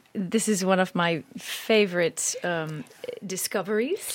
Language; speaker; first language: English; native; English